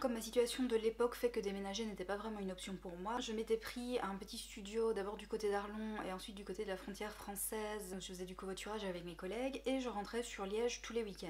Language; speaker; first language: French; native; French